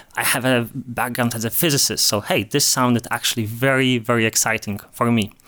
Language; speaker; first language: English; non-native, fluent; Polish